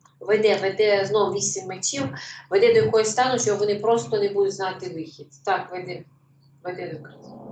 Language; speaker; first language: Ukrainian; native; Ukrainian